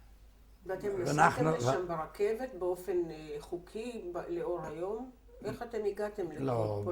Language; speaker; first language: Hebrew; native; Hebrew